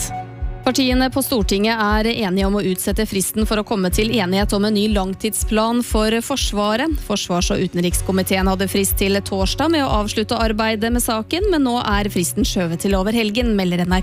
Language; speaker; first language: Norwegian; native; Norwegian